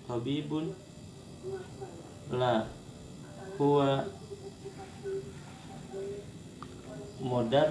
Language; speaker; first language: Arabic; non-native, learner; Indonesian